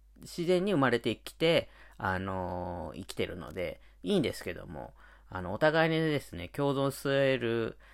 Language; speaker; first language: Japanese; native; Japanese